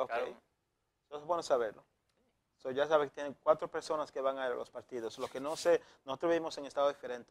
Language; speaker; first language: Spanish; native; Spanish